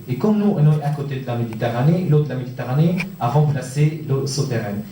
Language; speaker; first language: French; non-native, fluent; Arabic